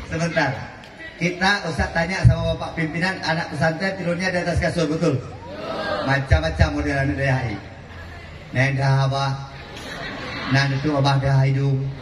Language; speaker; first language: Malay; non-native, local second language; Achinese